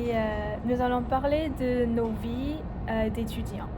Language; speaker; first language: French; non-native, learner; English